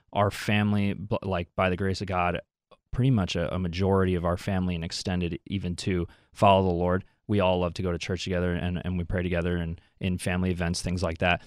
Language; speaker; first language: English; native; English